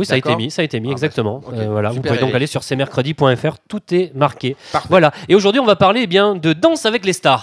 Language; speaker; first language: French; native; French